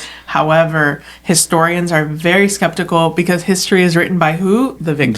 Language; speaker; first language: English; native; English